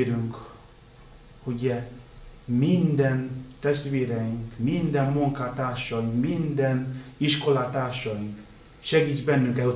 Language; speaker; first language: Hungarian; non-native, learner; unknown